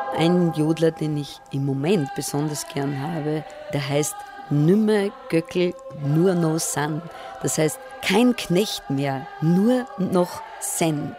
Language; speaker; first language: German; native; German